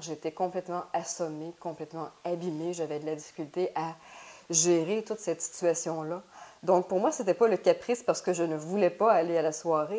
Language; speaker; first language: French; native; French